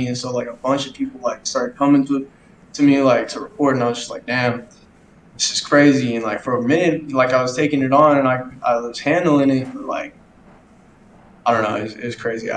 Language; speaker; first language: English; native; English